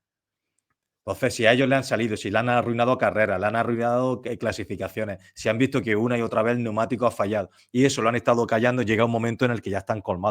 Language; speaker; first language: Spanish; native; Spanish